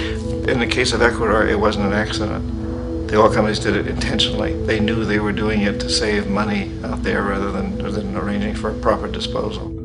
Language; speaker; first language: English; native; English